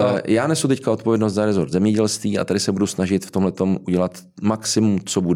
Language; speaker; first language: Czech; native; Czech